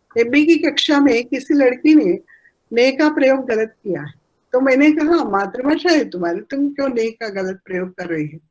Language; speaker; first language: Hindi; non-native, local second language; Telugu